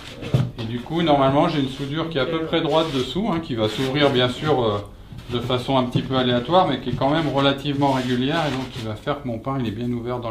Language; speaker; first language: French; native; French